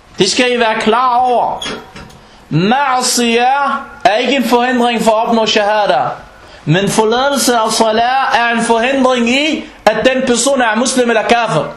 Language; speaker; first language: Danish; non-native, fluent; Arabic